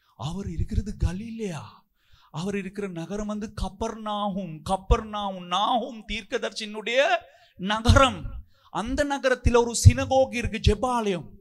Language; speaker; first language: Tamil; non-native, local second language; Sinhala